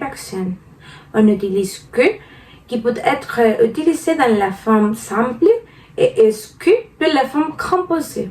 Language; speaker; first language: French; non-native, learner; Spanish